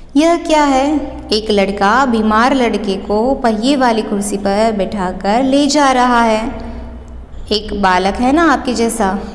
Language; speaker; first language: Hindi; non-native, local second language; Gujarati